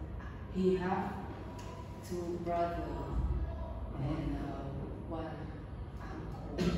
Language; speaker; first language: English; non-native, learner; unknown